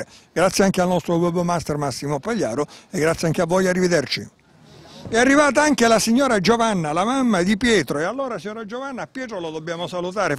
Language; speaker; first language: Italian; native; Italian